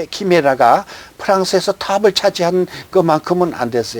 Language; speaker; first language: Korean; native; Korean